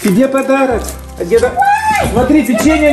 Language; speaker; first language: Russian; native; Russian